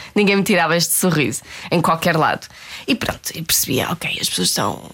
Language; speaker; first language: Portuguese; native; Portuguese